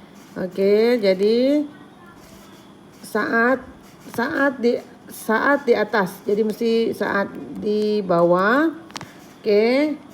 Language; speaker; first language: Malay; native; Malay